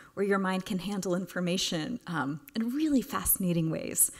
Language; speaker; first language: English; native; English